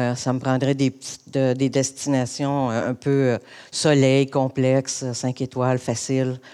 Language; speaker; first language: French; native; French